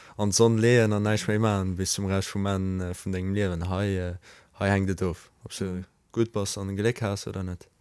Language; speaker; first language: Luxembourgish; early bilingual, other home language; Polish